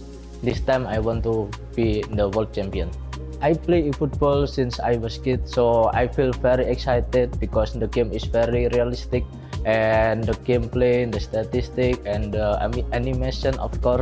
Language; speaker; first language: English; non-native, learner; Indonesian